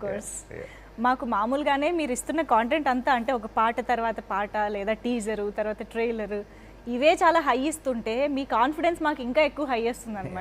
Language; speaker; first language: Telugu; native; Telugu